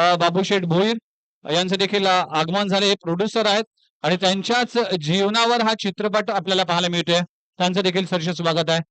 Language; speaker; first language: Marathi; native; Marathi